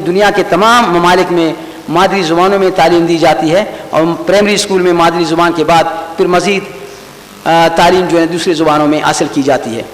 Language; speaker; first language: Urdu; non-native, local second language; Brahui